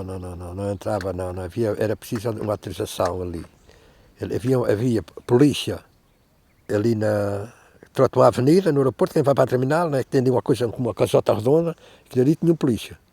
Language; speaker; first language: Portuguese; native; Portuguese